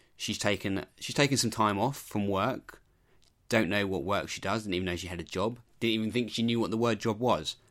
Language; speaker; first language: English; native; English